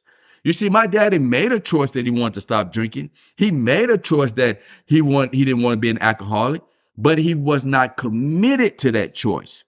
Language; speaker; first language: English; native; English